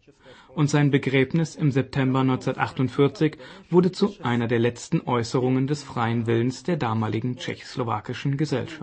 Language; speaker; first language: German; native; German